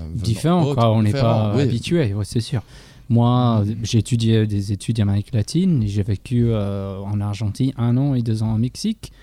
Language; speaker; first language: French; non-native, fluent; English